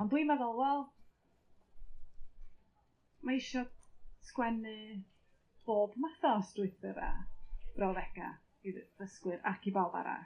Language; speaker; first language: Welsh; native; Welsh